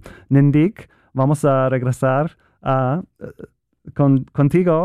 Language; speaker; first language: Spanish; non-native, fluent; English